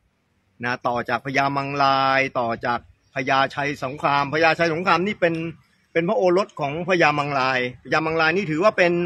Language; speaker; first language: Thai; native; Thai